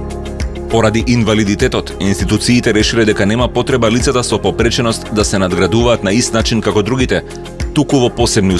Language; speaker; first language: Macedonian; native; Macedonian